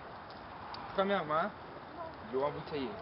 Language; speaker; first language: French; non-native, local second language; English